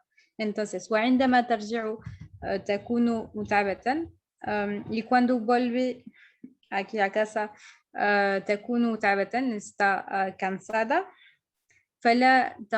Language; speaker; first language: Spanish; non-native, fluent; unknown